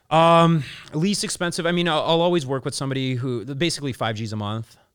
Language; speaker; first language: English; native; English